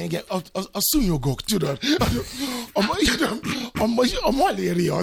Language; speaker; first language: Hungarian; non-native, fluent; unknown